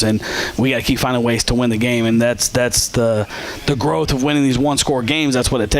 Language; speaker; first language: English; native; English